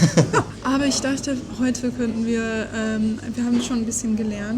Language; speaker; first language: German; non-native, fluent; English